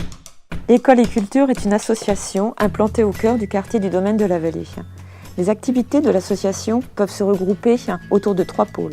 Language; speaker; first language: French; native; French